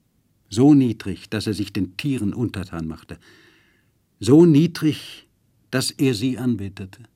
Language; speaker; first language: German; native; German